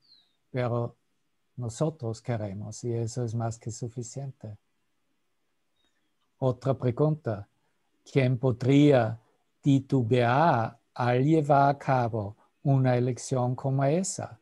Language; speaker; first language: Spanish; non-native, fluent; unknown